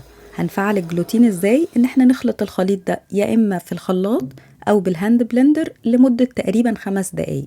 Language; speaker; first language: Arabic; native; Arabic